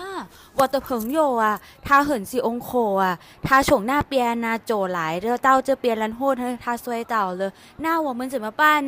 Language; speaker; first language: Chinese; non-native, learner; Thai